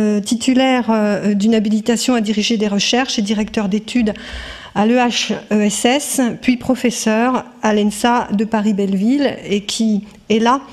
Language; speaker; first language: French; native; French